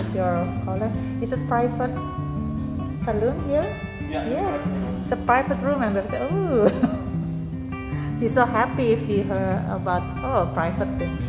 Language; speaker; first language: English; non-native, fluent; Indonesian